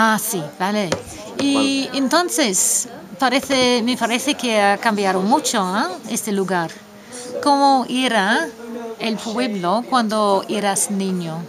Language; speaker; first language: Spanish; non-native, fluent; English